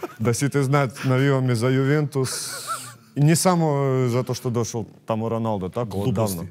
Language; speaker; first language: Macedonian; non-native, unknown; Russian